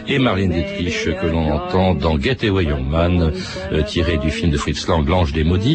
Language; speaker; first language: French; native; French